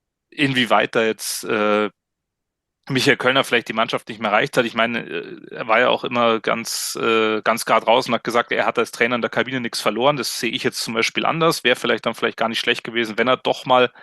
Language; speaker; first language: German; native; German